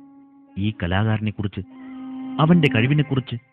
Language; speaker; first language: Malayalam; native; Malayalam